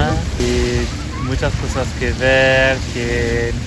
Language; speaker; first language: Spanish; non-native, fluent; French